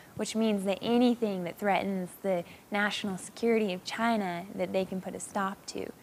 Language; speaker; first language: English; native; English